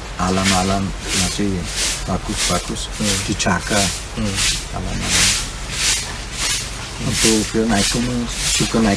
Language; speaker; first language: Indonesian; non-native, fluent; German